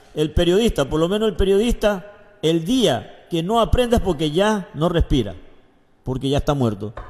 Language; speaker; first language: Spanish; native; Spanish